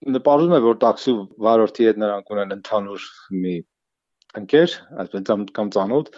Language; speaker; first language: Armenian; native; Armenian